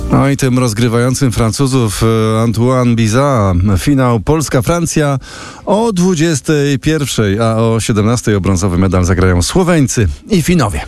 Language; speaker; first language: Polish; native; Polish